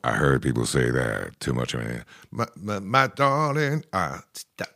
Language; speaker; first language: English; non-native, fluent; French